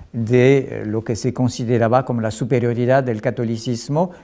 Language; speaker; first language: Spanish; non-native, fluent; French